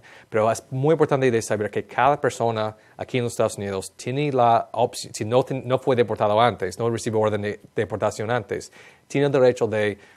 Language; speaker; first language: Spanish; non-native, fluent; English